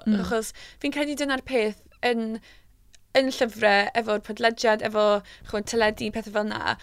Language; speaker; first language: Welsh; non-native, local second language; English